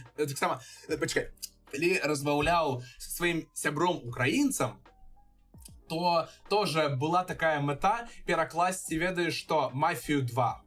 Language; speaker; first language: Belarusian; non-native, fluent; Russian